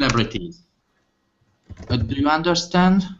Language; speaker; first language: English; non-native, learner; Hungarian